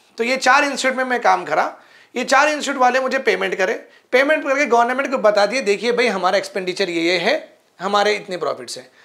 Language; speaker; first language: Hindi; non-native, local second language; Urdu